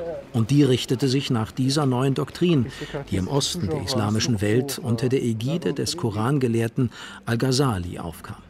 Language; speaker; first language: German; native; German